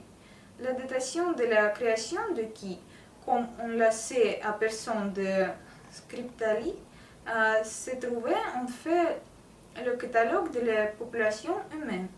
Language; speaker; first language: French; non-native, learner; Russian